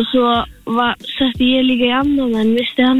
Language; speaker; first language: Icelandic; native; Icelandic